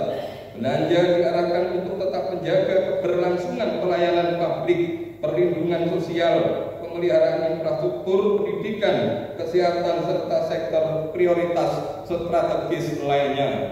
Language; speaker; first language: Indonesian; native; Indonesian